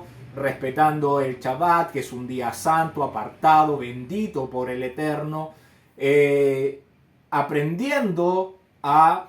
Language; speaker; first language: Spanish; native; Spanish